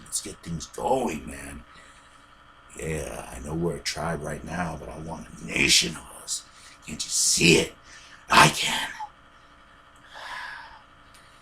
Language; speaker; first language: English; native; English